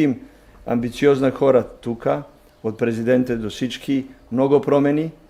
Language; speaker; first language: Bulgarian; non-native, learner; Serbian